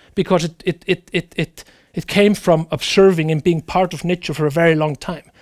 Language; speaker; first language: English; non-native, fluent; Icelandic